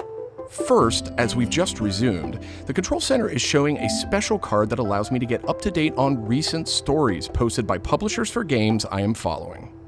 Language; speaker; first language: English; native; English